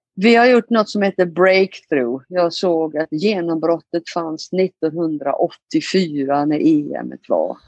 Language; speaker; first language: Swedish; native; Swedish